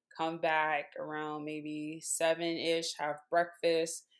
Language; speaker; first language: English; native; English